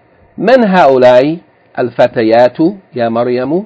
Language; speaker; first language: Arabic; non-native, fluent; English